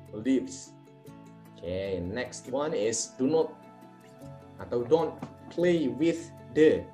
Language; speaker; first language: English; non-native, fluent; Indonesian